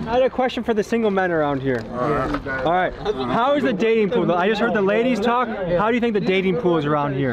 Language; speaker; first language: English; native; English